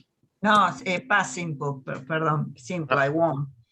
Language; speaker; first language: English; non-native, learner; Spanish